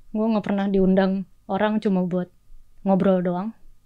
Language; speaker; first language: Indonesian; native; Indonesian